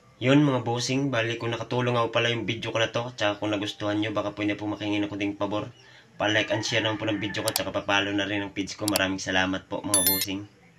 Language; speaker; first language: Filipino; non-native, local second language; Cebuano